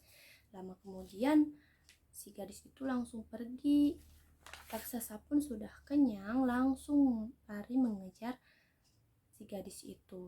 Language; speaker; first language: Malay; non-native, local second language; Sundanese